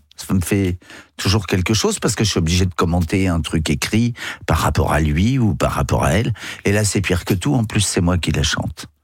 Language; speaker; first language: French; native; French